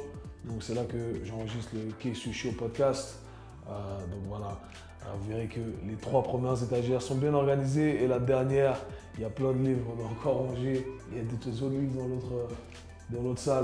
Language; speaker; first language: French; native; French